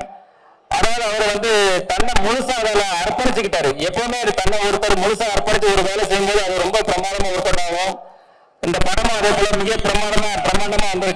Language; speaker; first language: Tamil; native; Tamil